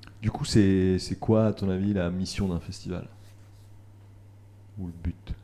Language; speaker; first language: French; native; French